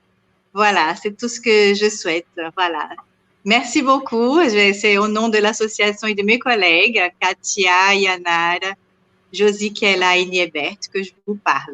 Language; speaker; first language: French; non-native, fluent; Portuguese